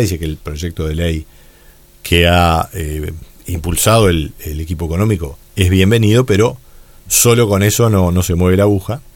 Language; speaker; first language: Spanish; native; Spanish